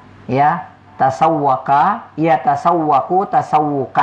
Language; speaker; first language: Arabic; non-native, fluent; Indonesian